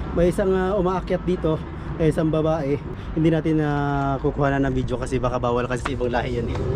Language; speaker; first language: Filipino; non-native, local second language; Cebuano